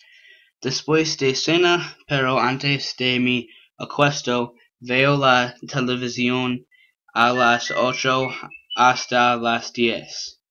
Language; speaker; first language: Spanish; non-native, learner; English